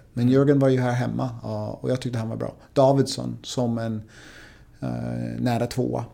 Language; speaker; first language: Swedish; non-native, fluent; English